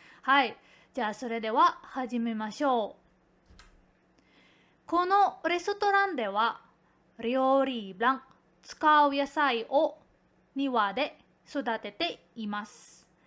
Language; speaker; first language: Japanese; non-native, fluent; Filipino